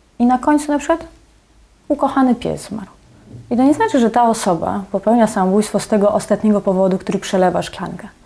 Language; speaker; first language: Polish; native; Polish